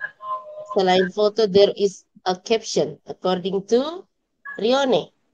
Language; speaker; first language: English; non-native, learner; Indonesian